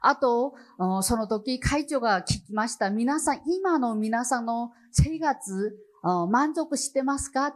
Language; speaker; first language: Japanese; non-native, learner; Chinese